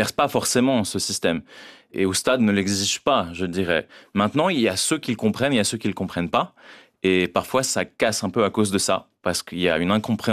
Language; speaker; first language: French; native; French